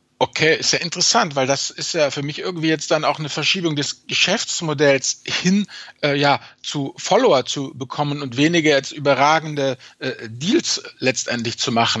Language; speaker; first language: German; native; German